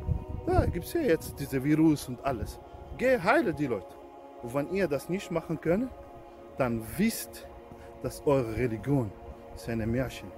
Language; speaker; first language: German; non-native, fluent; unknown